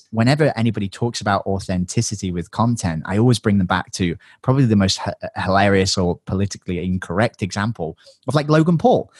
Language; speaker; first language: English; native; English